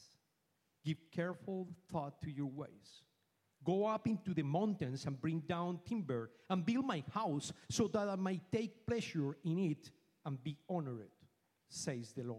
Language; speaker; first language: English; non-native, fluent; Spanish